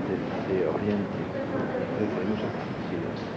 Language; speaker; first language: Spanish; non-native, learner; French